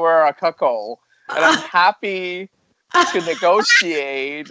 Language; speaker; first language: English; non-native, local second language; Cantonese